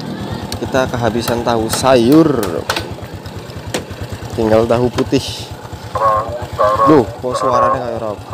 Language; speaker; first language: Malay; non-native, local second language; Javanese